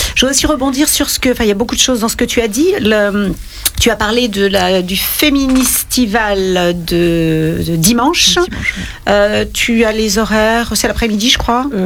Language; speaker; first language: French; native; French